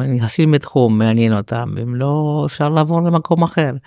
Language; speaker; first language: Hebrew; non-native, fluent; Spanish